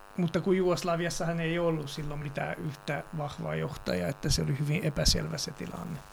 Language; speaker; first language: Finnish; non-native, fluent; Serbian